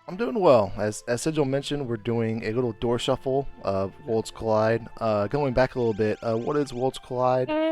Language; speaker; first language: English; native; English